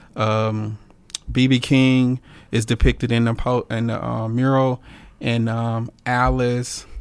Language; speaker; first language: English; native; English